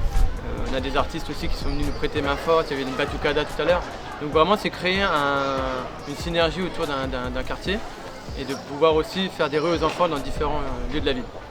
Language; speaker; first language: French; native; French